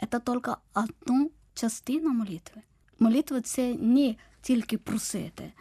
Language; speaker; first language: Ukrainian; non-native, learner; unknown